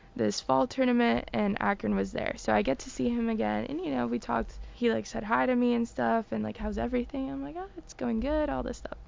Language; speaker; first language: English; early bilingual, other home language; Spanish